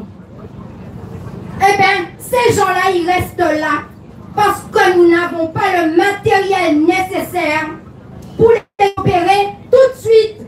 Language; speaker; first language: French; native; French